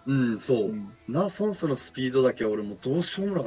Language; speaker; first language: Japanese; native; Japanese